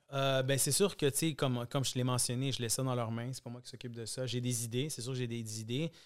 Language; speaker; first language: French; early bilingual, other home language; Spanish